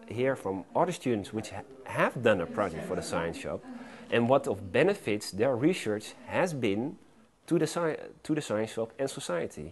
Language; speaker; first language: English; non-native, fluent; Dutch